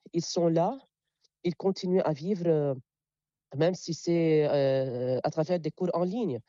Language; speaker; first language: French; non-native, local second language; Arabic